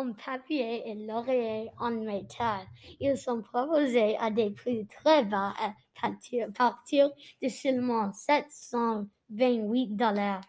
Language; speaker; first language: French; non-native, learner; English